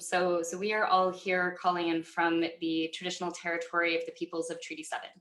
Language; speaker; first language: English; native; English